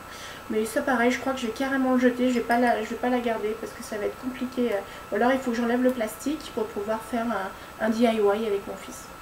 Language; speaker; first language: French; native; French